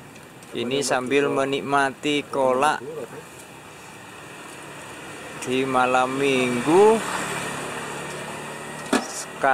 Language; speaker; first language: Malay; non-native, local second language; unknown